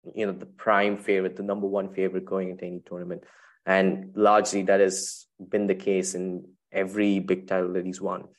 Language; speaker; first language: English; non-native, local second language; Tamil